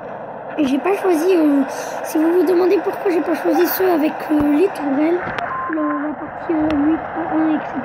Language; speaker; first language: French; native; French